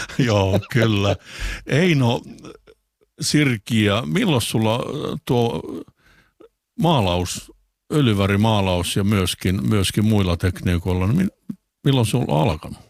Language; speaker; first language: Finnish; native; Finnish